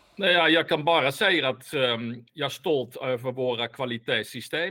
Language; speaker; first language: Swedish; non-native, fluent; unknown